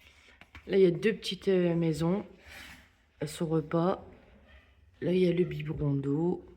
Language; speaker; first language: French; native; French